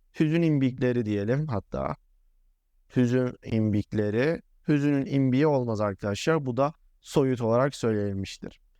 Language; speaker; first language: Turkish; native; Turkish